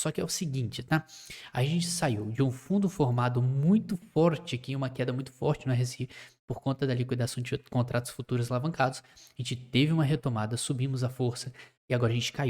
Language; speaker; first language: Portuguese; native; Portuguese